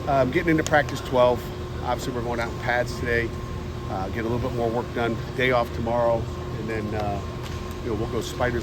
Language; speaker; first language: English; native; English